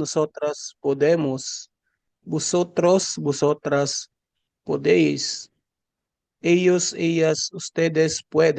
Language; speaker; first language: Spanish; non-native, learner; Filipino